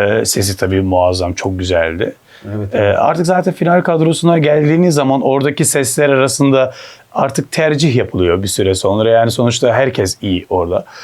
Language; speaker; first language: Turkish; early bilingual, heritage; Turkish